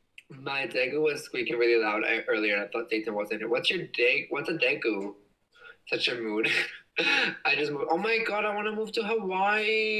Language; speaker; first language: English; native; English